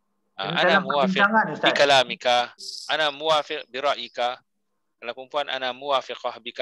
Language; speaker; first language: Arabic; non-native, fluent; Malay